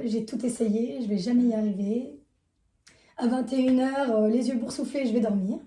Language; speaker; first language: French; native; French